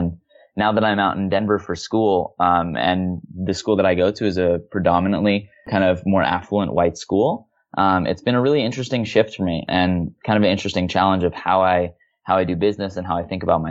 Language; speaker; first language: English; native; English